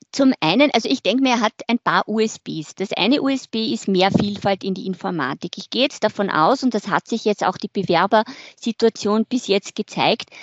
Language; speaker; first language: German; native; German